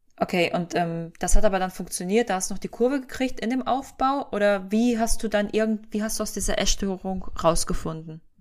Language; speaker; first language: German; early bilingual, other home language; Russian